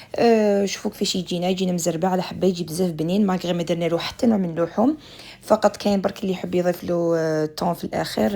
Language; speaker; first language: Arabic; native; Arabic